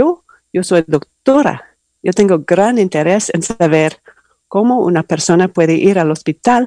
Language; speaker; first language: Spanish; non-native, learner; English